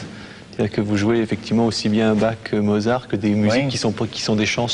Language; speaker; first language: French; native; French